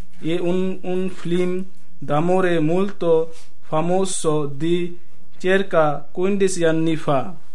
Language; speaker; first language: Italian; non-native, learner; Bangla